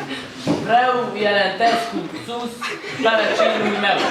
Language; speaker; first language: Romanian; non-native, learner; Hungarian